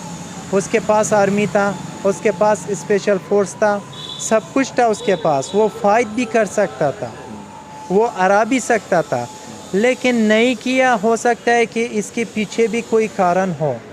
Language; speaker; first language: Hindi; non-native, learner; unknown